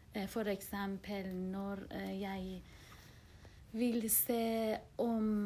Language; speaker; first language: Norwegian; non-native, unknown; Persian